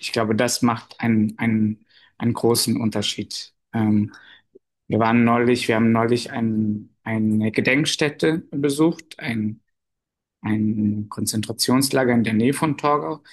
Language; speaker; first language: German; non-native, fluent; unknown